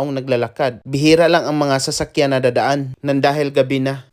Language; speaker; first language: Filipino; non-native, local second language; Cebuano